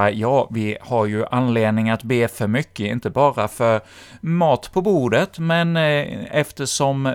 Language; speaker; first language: Swedish; native; Swedish